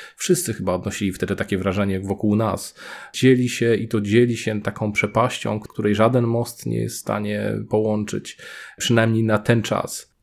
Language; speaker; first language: Polish; native; Polish